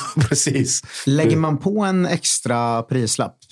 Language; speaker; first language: Swedish; native; Swedish